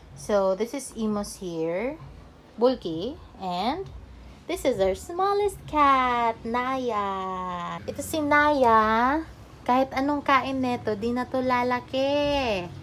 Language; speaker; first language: Filipino; non-native, local second language; Cebuano